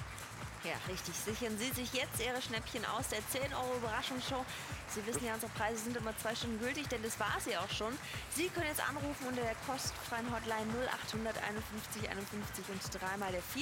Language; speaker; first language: German; native; German